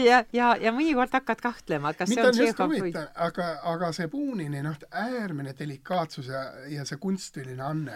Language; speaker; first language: Estonian; non-native, local second language; Russian